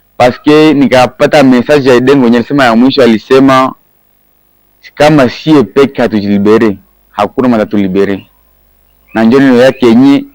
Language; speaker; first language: Swahili; native; Swahili